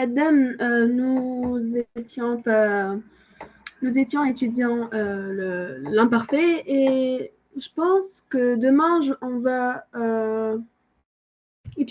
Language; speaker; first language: French; non-native, learner; Arabic